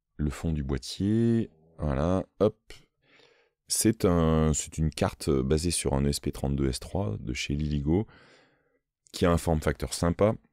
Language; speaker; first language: French; native; French